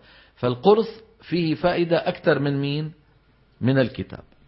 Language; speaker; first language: Arabic; native; Arabic